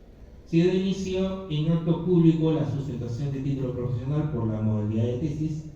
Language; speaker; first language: Spanish; native; Spanish